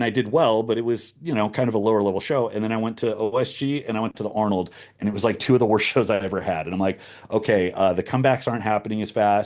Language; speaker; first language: English; native; English